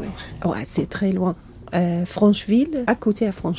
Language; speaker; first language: French; non-native, learner; Kurdish